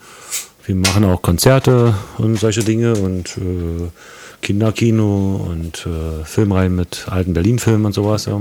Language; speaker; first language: German; native; German